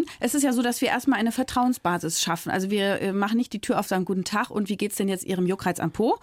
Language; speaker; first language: German; native; German